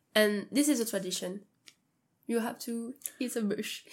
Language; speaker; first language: English; non-native, learner; French